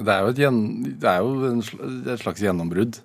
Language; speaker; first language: Norwegian; native; Norwegian